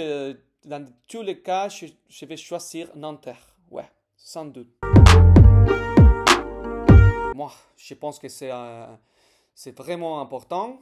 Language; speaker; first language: French; non-native, fluent; Spanish